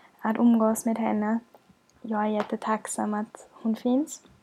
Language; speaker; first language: Swedish; non-native, learner; German